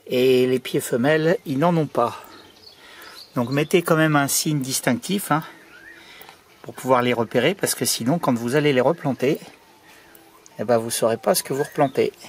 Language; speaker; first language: French; native; French